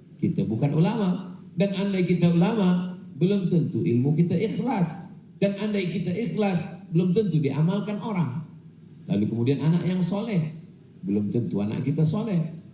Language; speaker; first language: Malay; non-native, local second language; Minangkabau